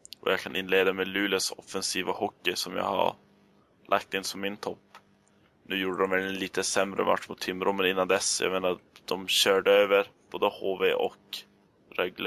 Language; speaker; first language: Swedish; native; Swedish